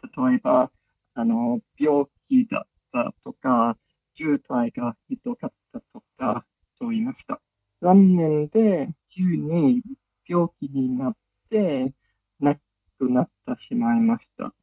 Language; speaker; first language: Japanese; non-native, learner; English